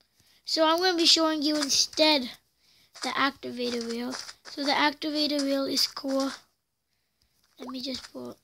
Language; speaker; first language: English; native; English